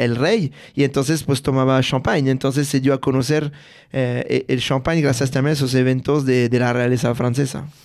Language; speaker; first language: Spanish; non-native, fluent; French